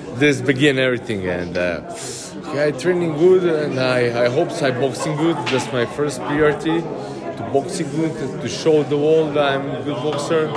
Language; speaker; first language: English; non-native, learner; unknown